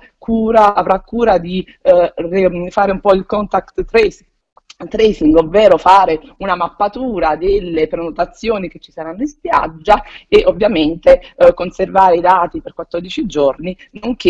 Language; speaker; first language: Italian; native; Italian